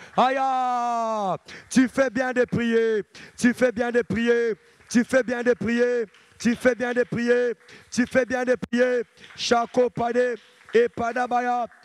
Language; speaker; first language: French; non-native, local second language; Lingala